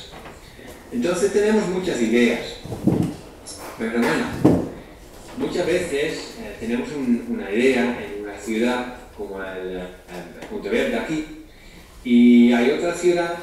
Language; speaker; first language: Spanish; non-native, fluent; Dutch